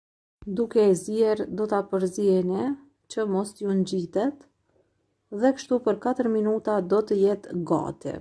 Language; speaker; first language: Albanian; native; Albanian